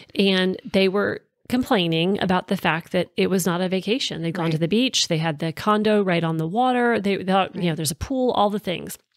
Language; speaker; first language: English; native; English